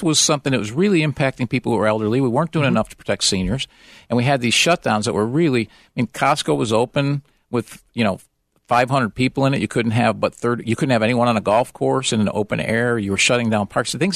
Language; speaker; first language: English; native; English